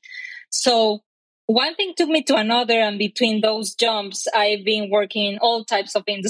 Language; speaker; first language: English; non-native, fluent; Spanish